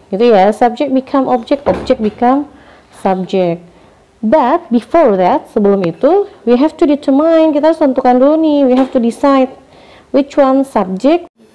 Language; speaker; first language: English; non-native, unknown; Indonesian